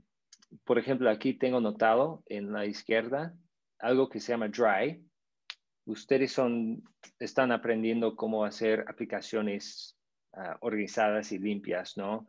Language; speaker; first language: Spanish; non-native, fluent; English